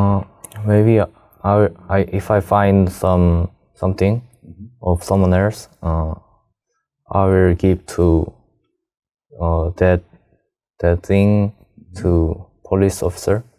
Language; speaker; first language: English; non-native, learner; Korean